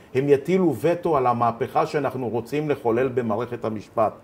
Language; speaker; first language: Hebrew; native; Hebrew